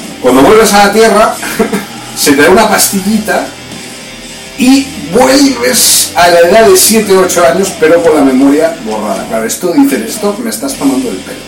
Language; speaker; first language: Spanish; native; Spanish